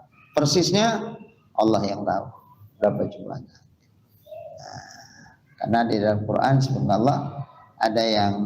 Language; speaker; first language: Indonesian; native; Indonesian